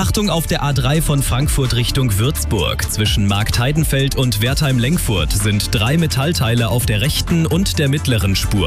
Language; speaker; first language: German; native; German